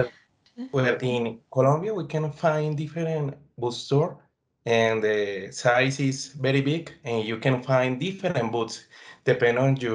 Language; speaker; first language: English; non-native, learner; Spanish